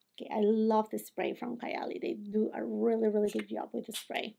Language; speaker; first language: English; non-native, fluent; Spanish